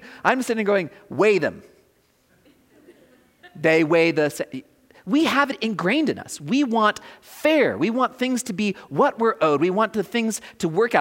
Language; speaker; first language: English; native; English